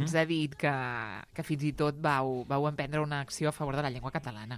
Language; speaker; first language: Catalan; native; Catalan